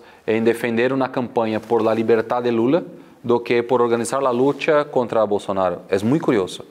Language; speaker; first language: Spanish; non-native, fluent; Portuguese